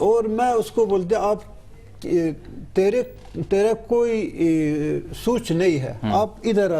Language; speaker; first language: Hindi; non-native, learner; Turkish